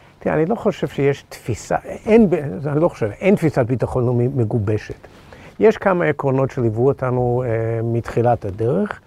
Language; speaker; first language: Hebrew; non-native, fluent; English